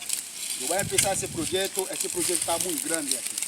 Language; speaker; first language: Spanish; non-native, local second language; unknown